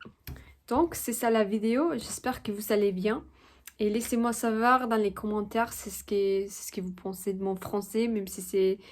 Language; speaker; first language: French; non-native, fluent; Spanish